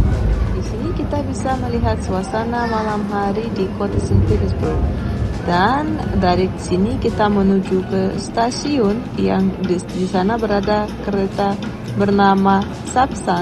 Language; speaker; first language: Indonesian; non-native, fluent; Russian